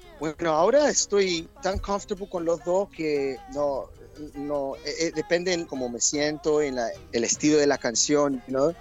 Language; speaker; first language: Spanish; early bilingual, heritage; English